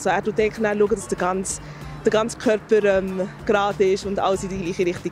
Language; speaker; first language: German; native; German